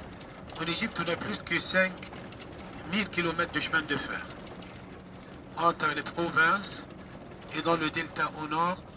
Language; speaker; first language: French; non-native, fluent; Arabic